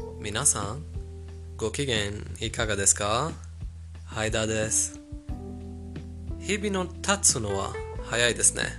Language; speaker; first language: Japanese; non-native, fluent; Persian